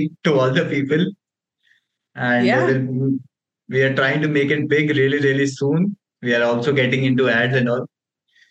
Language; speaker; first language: English; non-native, local second language; Hindi